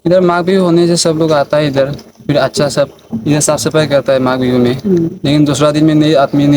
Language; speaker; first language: Hindi; non-native, local second language; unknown